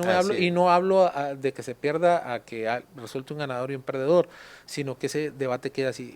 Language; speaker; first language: Spanish; native; Spanish